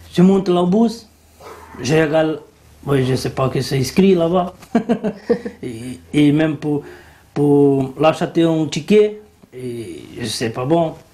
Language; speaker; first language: French; non-native, learner; Portuguese